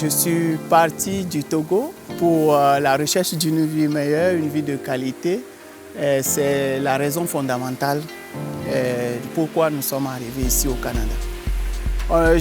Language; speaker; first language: French; non-native, local second language; Ewe